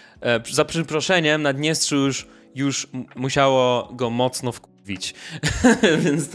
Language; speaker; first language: Polish; non-native, fluent; Russian